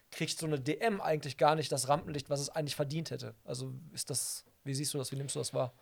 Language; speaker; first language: German; native; German